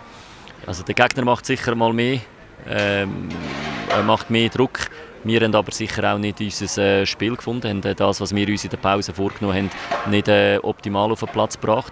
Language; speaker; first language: German; native; German